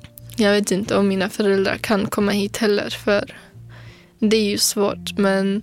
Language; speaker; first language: Swedish; non-native, fluent; Kurdish